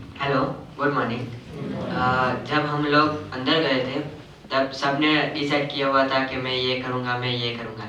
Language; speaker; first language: Hindi; native; Hindi